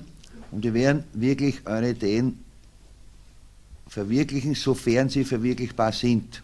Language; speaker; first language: German; native; German